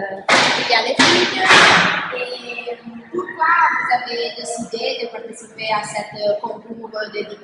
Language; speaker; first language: French; non-native, learner; Italian